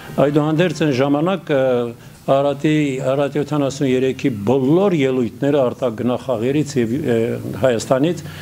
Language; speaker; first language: Armenian; native; Armenian